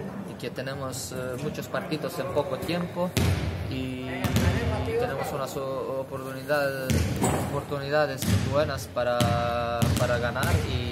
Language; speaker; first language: Spanish; non-native, fluent; Serbian